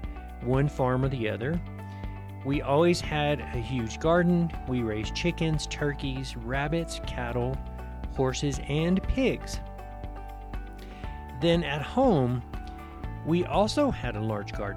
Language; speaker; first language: English; native; English